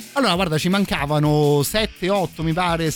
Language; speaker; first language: Italian; native; Italian